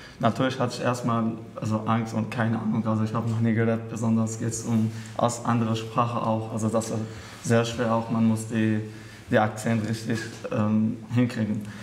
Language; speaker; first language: German; non-native, learner; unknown